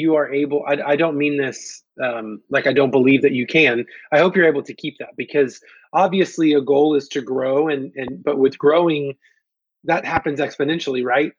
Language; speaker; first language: English; native; English